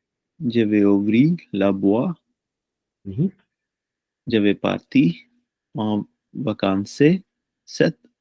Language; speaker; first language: French; non-native, learner; Punjabi